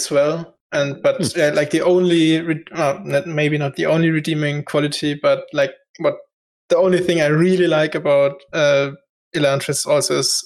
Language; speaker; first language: English; non-native, fluent; German